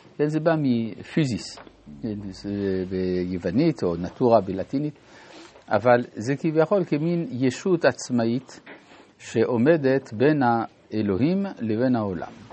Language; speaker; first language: Hebrew; non-native, fluent; French